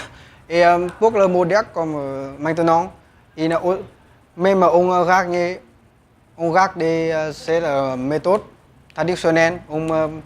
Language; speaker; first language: French; non-native, learner; Vietnamese